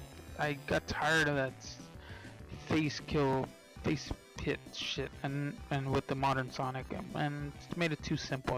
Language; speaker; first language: English; native; English